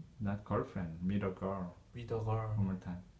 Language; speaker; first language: English; non-native, learner; Korean